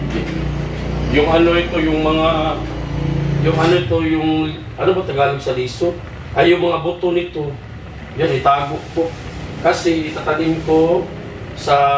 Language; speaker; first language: Filipino; non-native, local second language; Cebuano